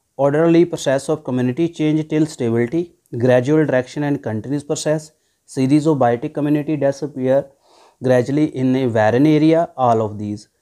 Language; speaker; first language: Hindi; non-native, local second language; Punjabi